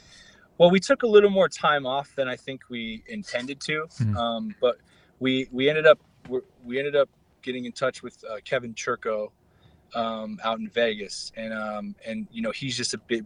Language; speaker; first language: English; native; English